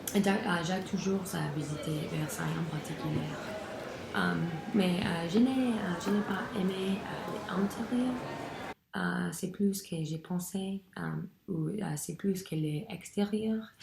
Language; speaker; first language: French; non-native, learner; English